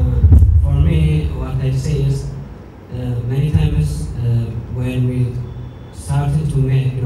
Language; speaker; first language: English; non-native, learner; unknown